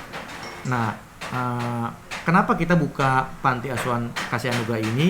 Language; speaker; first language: Indonesian; native; Indonesian